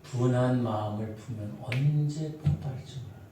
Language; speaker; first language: Korean; native; Korean